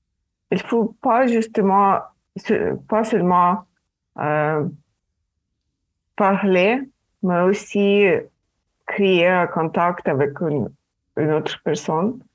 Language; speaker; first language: French; non-native, fluent; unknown